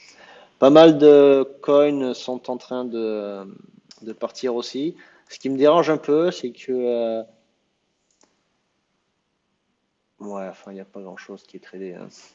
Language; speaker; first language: French; native; French